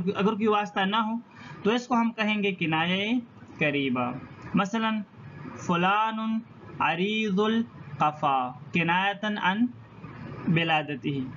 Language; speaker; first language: Urdu; non-native, local second language; Pashto